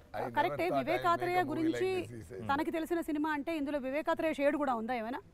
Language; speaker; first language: Telugu; native; Telugu